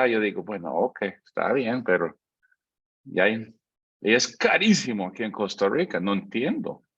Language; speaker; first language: Spanish; non-native, fluent; English